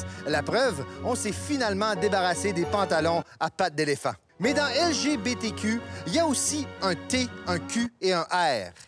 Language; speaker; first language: French; native; French